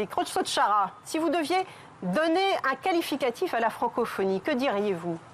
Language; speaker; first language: French; native; French